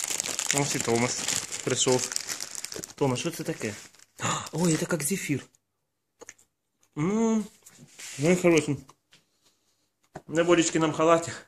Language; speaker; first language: Russian; non-native, local second language; Ukrainian